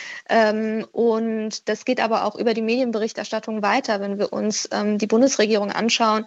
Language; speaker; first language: German; early bilingual, other home language; Persian